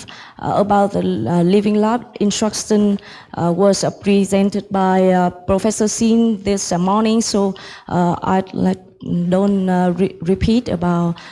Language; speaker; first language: English; non-native, fluent; Vietnamese